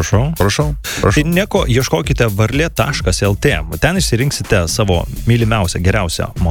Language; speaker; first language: Lithuanian; native; Lithuanian